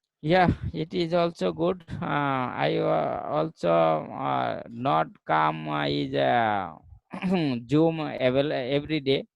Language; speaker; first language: English; non-native, learner; Bangla